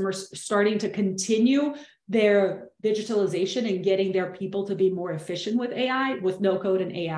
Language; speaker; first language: English; non-native, fluent; Portuguese